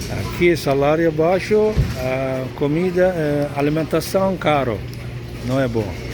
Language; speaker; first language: Portuguese; non-native, learner; Turkish